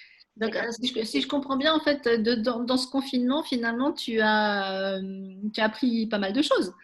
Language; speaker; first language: French; native; French